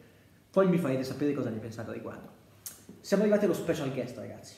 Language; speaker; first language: Italian; native; Italian